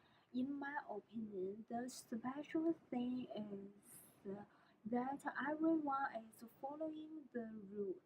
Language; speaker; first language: English; non-native, learner; Chinese